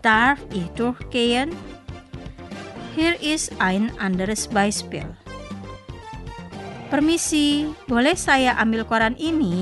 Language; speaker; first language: German; non-native, fluent; Indonesian